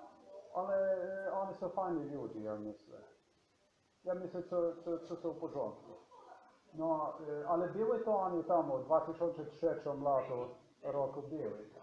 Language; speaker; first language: Polish; non-native, learner; Slovenian